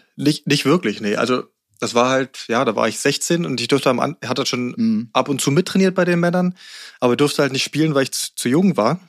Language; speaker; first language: German; native; German